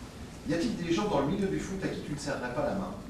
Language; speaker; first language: French; native; French